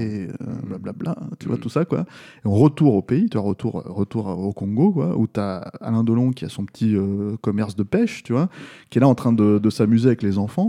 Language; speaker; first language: French; native; French